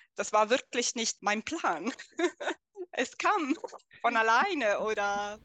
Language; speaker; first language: German; non-native, fluent; Italian